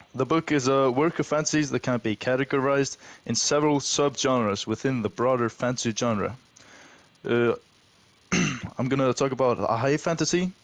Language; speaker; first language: English; non-native, fluent; Icelandic